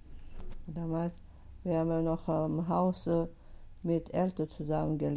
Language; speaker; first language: German; non-native, learner; Russian